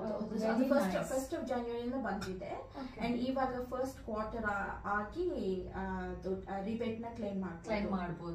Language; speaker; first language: Kannada; early bilingual, heritage; Kannada